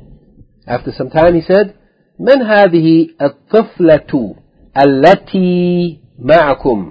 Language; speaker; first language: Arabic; non-native, fluent; English